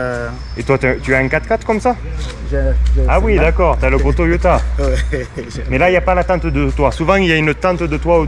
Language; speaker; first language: French; native; French